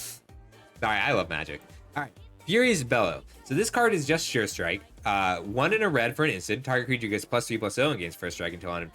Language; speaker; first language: English; native; English